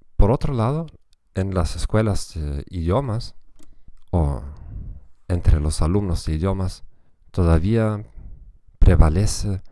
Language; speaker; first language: Spanish; non-native, fluent; German